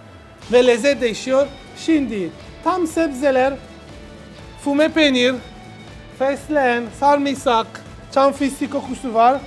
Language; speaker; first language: Turkish; non-native, learner; Italian